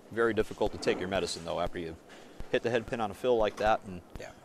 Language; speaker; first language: English; native; English